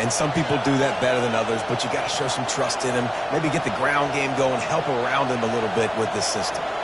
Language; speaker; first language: English; native; English